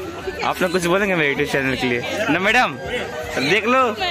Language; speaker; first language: Hindi; native; Hindi